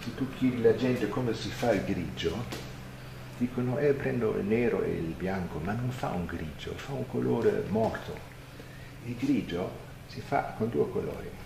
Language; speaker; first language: Italian; non-native, fluent; German